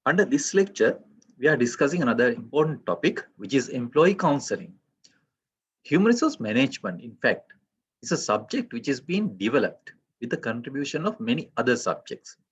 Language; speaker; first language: English; non-native, local second language; Sinhala